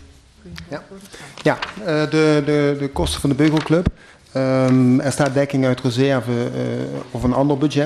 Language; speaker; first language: Dutch; native; Dutch